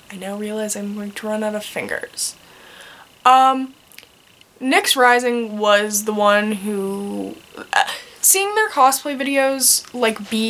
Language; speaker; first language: English; native; English